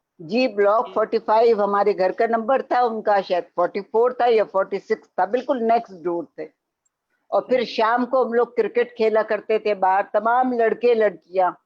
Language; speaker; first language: Urdu; native; Urdu